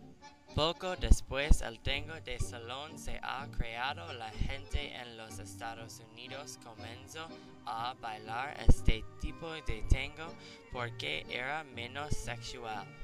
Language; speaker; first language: Spanish; non-native, learner; English